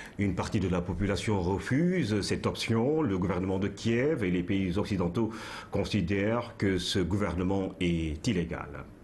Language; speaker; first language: French; non-native, local second language; Wolof